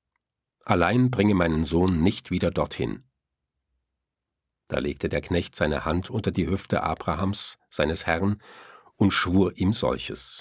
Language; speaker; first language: German; native; German